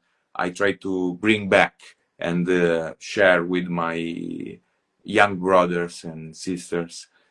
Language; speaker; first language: English; non-native, fluent; Italian